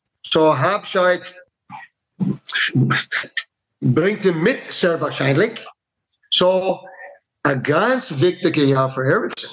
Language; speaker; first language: German; non-native, fluent; English